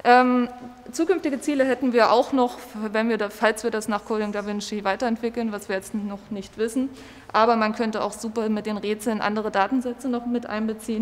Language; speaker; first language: German; native; German